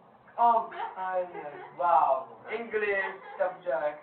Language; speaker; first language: English; non-native, learner; Chinese